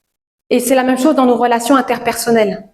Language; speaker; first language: French; native; French